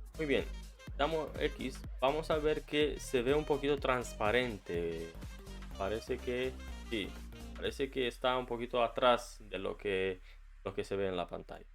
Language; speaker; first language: Spanish; non-native, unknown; Romanian